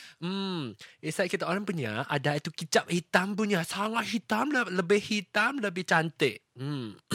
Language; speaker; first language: Malay; non-native, local second language; Chinese